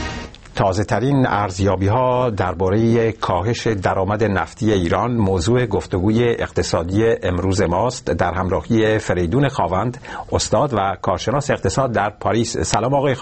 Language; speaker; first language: Persian; native; Persian